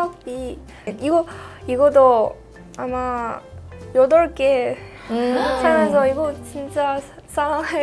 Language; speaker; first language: Korean; non-native, learner; Chinese